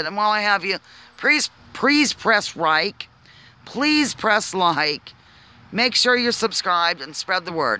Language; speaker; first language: English; native; English